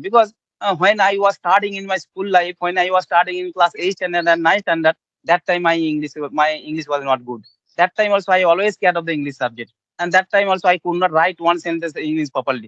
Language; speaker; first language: English; non-native, learner; Bangla